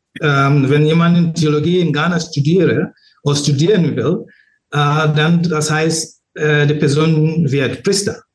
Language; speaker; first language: German; non-native, learner; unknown